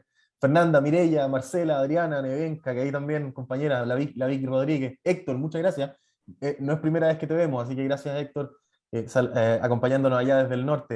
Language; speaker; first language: Spanish; native; Spanish